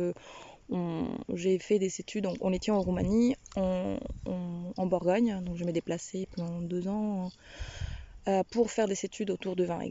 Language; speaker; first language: French; non-native, fluent; Spanish